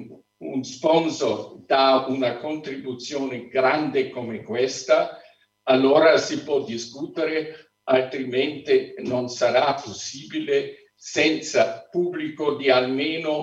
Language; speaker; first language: Italian; non-native, fluent; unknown